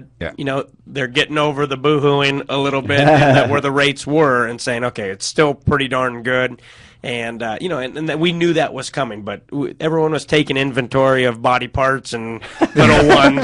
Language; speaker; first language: English; native; English